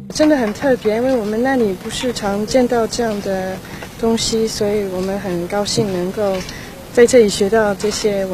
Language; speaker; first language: Chinese; early bilingual, heritage; Chinese